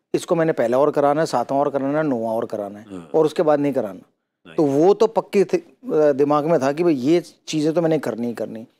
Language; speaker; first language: Hindi; native; Hindi